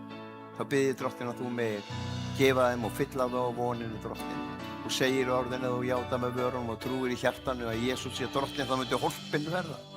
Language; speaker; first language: Icelandic; native; Icelandic